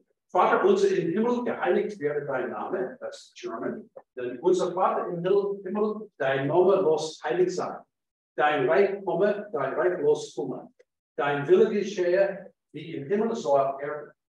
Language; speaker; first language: German; non-native, fluent; English